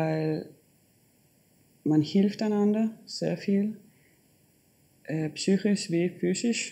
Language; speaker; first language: German; non-native, fluent; Danish